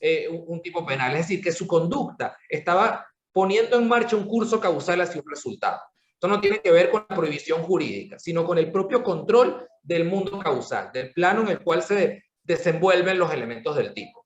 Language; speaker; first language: Spanish; native; Spanish